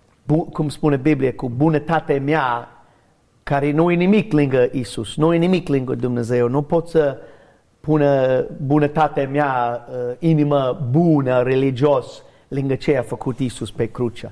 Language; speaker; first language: Romanian; early bilingual, heritage; English